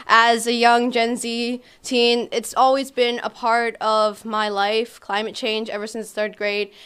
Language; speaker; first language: English; native; English